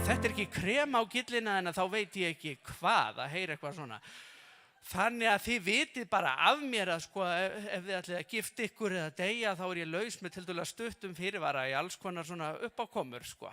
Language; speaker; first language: Icelandic; native; Icelandic